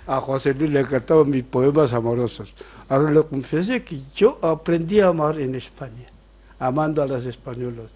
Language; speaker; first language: Spanish; non-native, fluent; Korean